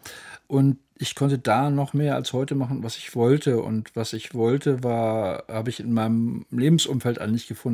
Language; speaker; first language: German; native; German